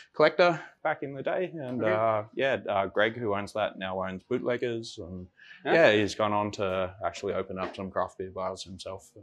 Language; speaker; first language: English; native; English